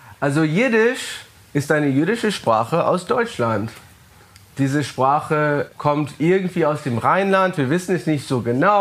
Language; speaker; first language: German; non-native, fluent; English